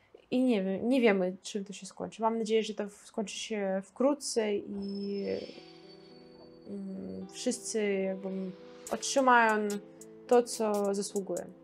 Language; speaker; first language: Polish; non-native, fluent; Russian